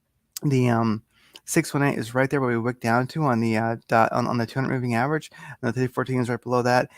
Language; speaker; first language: English; native; English